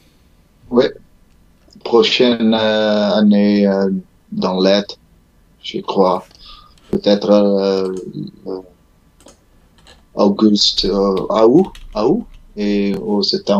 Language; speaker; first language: French; non-native, learner; Dutch